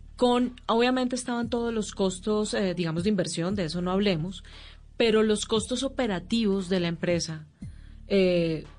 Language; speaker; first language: Spanish; native; Spanish